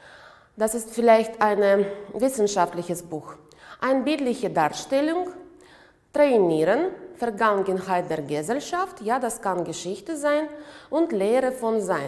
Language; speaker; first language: German; non-native, fluent; Uzbek